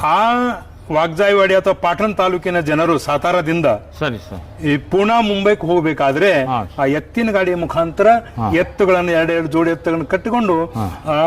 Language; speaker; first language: Kannada; non-native, local second language; Marathi